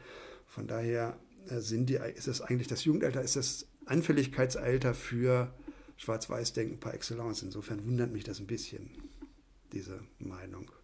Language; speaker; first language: German; native; German